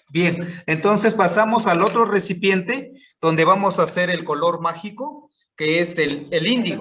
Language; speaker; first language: Spanish; non-native, local second language; Zapotec